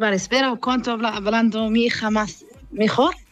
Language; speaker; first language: Spanish; non-native, learner; Arabic